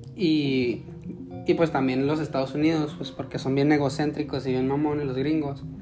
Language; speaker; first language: Spanish; native; Spanish